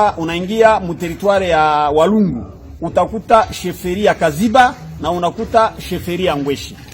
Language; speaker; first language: Swahili; non-native, local second language; Kinyarwanda